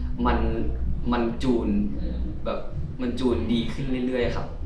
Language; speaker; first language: Thai; native; Thai